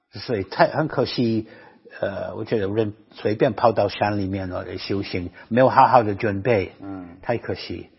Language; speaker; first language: Chinese; non-native, fluent; English